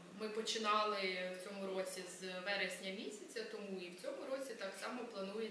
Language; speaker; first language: Ukrainian; native; Ukrainian